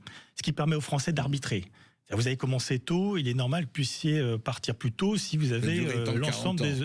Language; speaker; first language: French; native; French